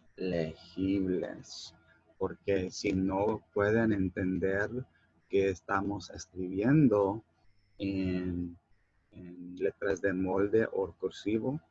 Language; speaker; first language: Spanish; non-native, learner; English